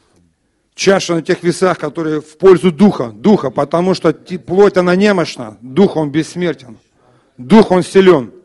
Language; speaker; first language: Russian; native; Russian